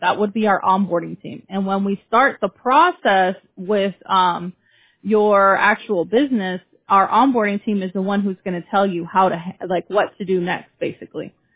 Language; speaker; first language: English; early bilingual, other home language; Spanish